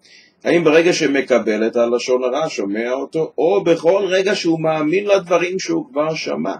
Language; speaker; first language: Hebrew; native; Hebrew